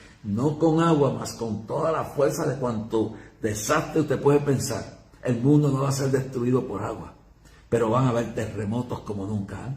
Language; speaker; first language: Spanish; native; Spanish